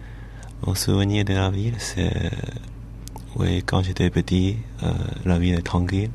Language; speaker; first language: French; non-native, learner; Chinese